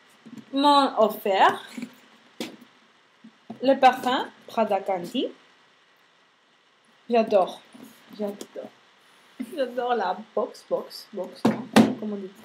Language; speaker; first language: French; non-native, fluent; Spanish